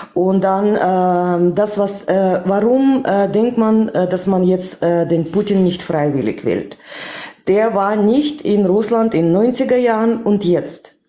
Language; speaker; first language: German; non-native, fluent; Russian